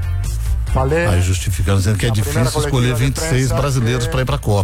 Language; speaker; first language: Portuguese; native; Portuguese